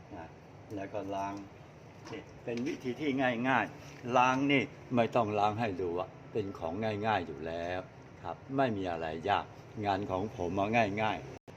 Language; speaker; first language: Thai; non-native, fluent; Chinese